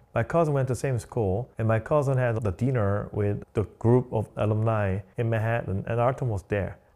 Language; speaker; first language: English; non-native, fluent; Korean